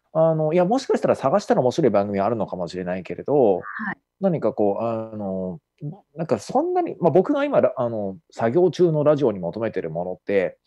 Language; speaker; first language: Japanese; native; Japanese